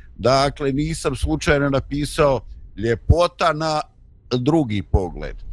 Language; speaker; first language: Bosnian; native; Bosnian